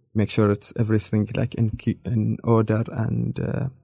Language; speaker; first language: English; non-native, learner; Arabic